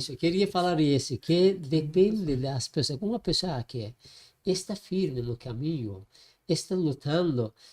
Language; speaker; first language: Portuguese; non-native, learner; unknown